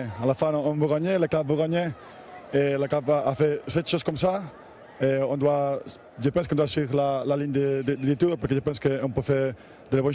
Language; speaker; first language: French; non-native, learner; Spanish